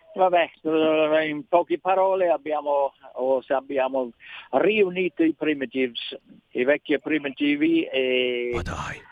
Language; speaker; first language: Italian; non-native, fluent; English